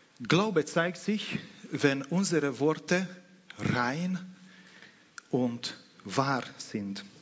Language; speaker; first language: German; non-native, fluent; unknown